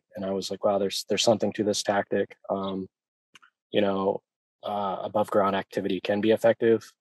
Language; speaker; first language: English; native; English